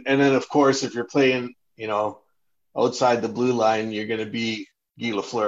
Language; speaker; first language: English; native; English